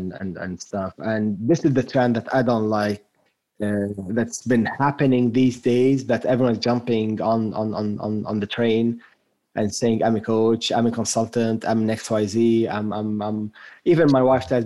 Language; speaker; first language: English; non-native, fluent; French